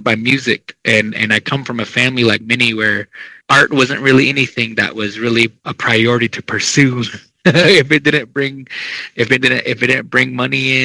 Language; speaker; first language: English; native; English